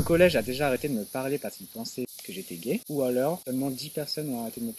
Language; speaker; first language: French; native; French